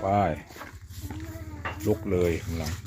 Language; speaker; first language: Thai; native; Thai